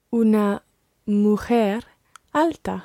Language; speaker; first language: Spanish; non-native, learner; English